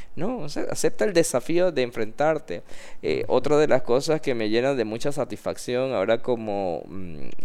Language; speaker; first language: Spanish; native; Spanish